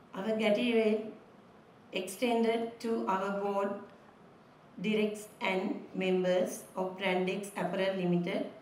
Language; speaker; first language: English; non-native, local second language; Sinhala